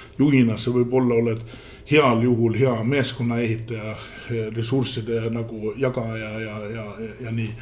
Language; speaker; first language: Estonian; early bilingual, heritage; Estonian